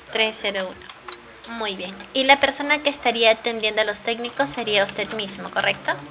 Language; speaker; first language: Spanish; native; Spanish